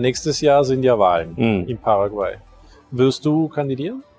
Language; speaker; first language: German; native; German